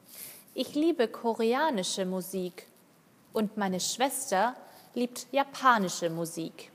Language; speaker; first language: German; non-native, learner; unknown